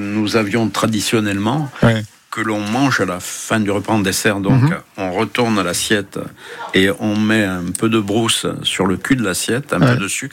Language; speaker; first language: French; non-native, local second language; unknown